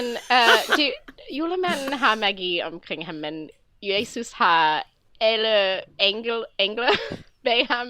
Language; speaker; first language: Danish; non-native, fluent; English